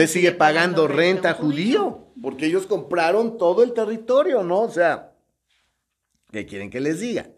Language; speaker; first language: Spanish; native; Spanish